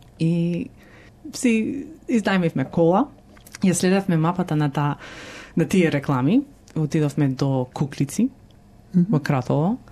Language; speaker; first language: Macedonian; early bilingual, heritage; Macedonian